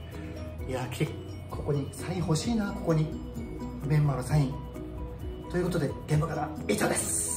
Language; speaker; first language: Japanese; native; Japanese